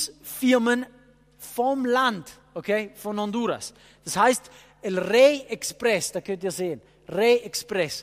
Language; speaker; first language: German; non-native, fluent; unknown